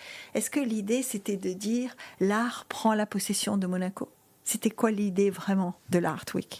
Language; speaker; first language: French; native; French